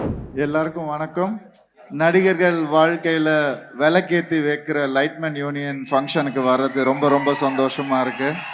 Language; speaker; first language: Tamil; native; Tamil